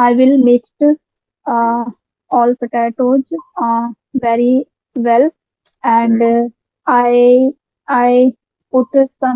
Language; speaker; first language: English; non-native, learner; Hindi